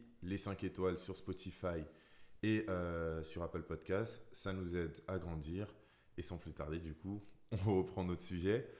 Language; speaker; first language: French; native; French